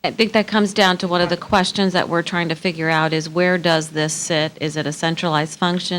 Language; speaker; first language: English; native; English